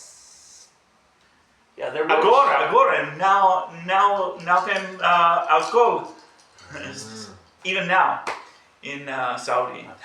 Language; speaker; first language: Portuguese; non-native, learner; English